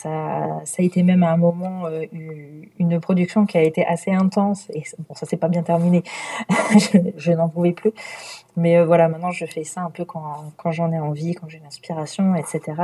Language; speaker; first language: French; native; French